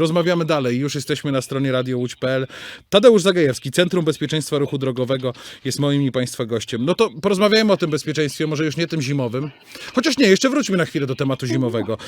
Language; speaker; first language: Polish; native; Polish